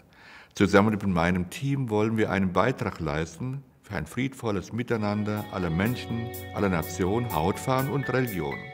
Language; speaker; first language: German; native; German